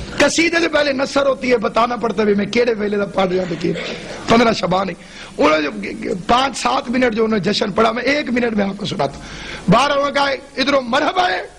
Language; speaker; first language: Urdu; non-native, local second language; Saraiki